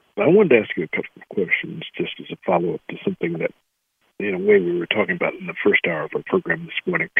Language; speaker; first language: English; native; English